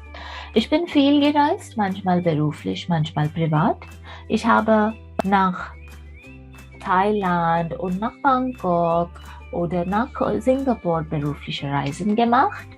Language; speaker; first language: German; non-native, fluent; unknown